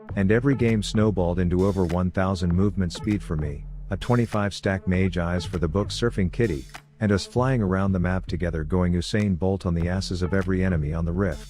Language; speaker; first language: English; native; English